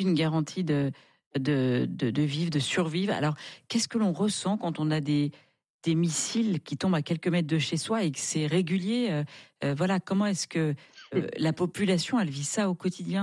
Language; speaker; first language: French; native; French